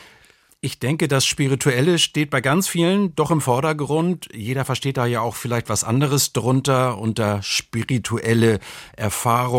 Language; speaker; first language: German; native; German